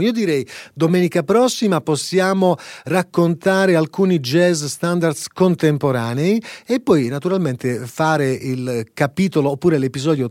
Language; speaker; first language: Italian; native; Italian